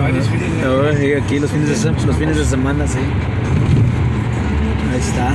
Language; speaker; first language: Spanish; native; Spanish